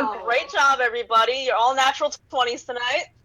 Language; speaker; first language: English; native; English